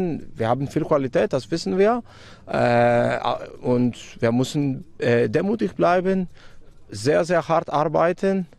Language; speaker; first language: German; non-native, fluent; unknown